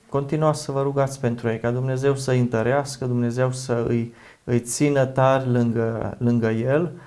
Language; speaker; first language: Romanian; native; Romanian